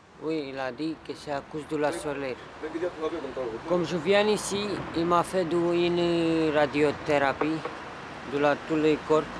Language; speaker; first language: French; non-native, learner; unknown